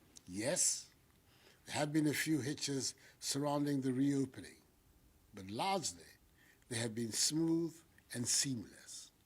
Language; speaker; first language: English; non-native, local second language; Akan